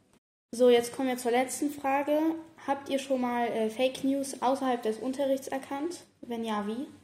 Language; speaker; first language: German; native; German